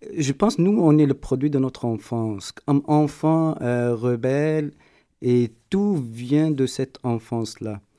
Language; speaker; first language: French; non-native, local second language; Berber languages